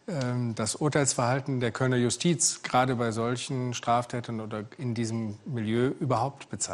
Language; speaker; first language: German; native; German